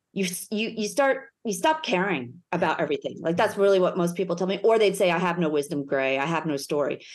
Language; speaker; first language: English; native; English